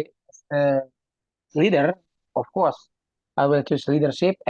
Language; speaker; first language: English; non-native, learner; Indonesian